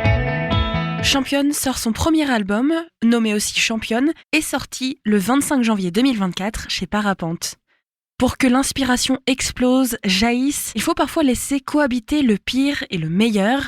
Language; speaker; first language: French; native; French